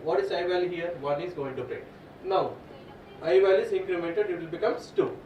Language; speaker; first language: English; non-native, local second language; Telugu